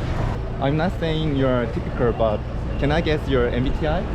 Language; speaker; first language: English; non-native, learner; Korean